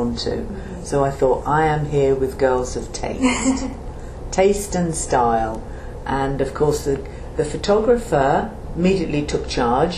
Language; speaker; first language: English; native; English